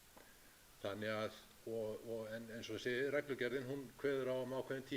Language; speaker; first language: Icelandic; native; Icelandic